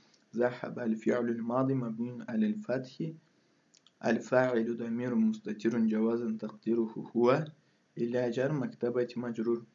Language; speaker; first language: Arabic; non-native, fluent; Russian